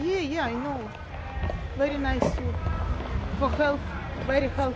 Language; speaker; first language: English; non-native, learner; Russian